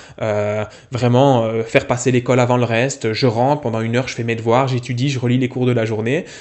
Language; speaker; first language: French; native; French